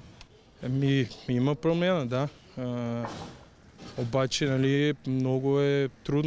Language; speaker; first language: Bulgarian; non-native, fluent; Portuguese